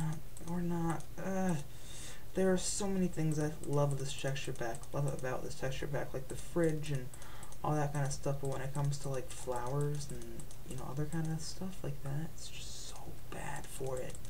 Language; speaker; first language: English; native; English